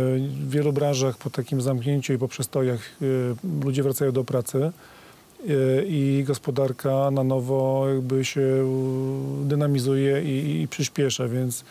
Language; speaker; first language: Polish; native; Polish